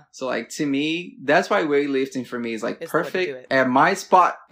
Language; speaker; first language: English; non-native, fluent; Portuguese